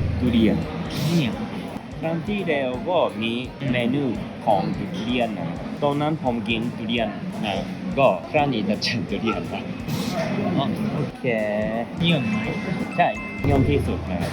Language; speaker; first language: Thai; non-native, learner; Japanese